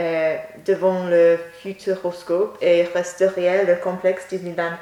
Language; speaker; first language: French; non-native, learner; English